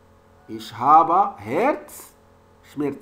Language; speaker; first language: German; non-native, learner; French